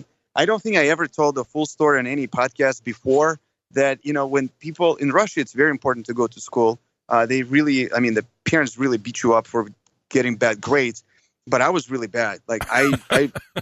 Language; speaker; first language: English; non-native, fluent; Russian